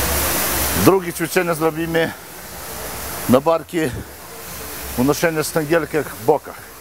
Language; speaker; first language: Polish; non-native, fluent; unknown